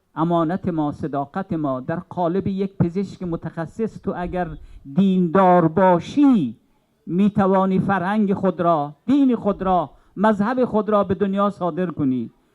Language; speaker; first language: Persian; native; Persian